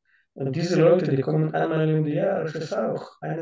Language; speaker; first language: German; non-native, learner; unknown